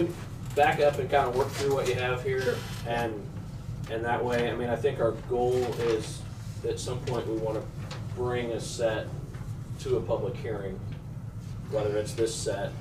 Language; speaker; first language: English; native; English